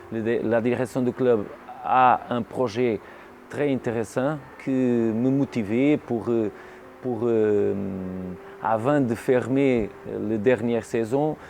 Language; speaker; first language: French; non-native, learner; Portuguese